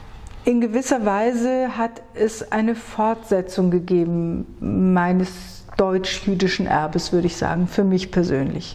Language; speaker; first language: German; early bilingual, other home language; Hebrew